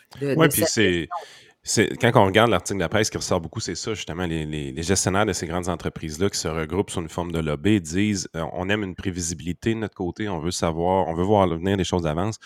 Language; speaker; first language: French; native; French